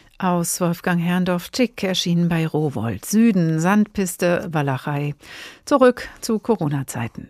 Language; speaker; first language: German; native; German